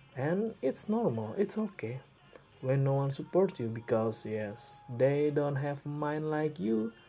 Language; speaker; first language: English; non-native, learner; Indonesian